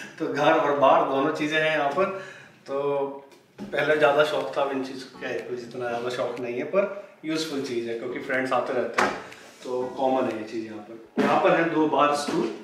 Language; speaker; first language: Hindi; native; Hindi